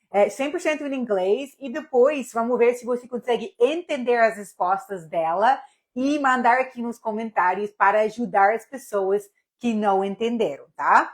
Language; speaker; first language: Portuguese; non-native, fluent; English